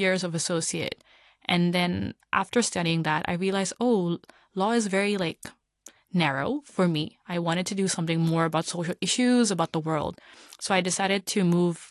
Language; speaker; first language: English; non-native, local second language; Punjabi